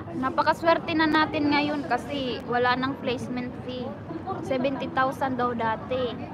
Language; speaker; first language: Filipino; non-native, local second language; Cebuano